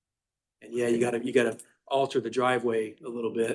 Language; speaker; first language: English; native; English